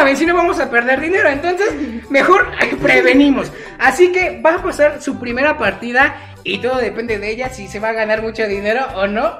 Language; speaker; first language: Spanish; native; Spanish